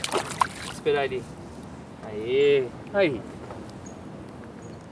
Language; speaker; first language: Portuguese; native; Portuguese